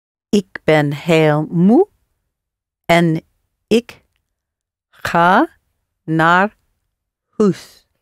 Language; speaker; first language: Dutch; non-native, learner; English